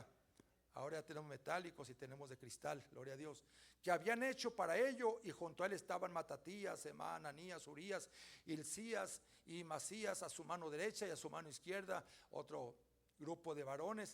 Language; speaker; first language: Spanish; native; Spanish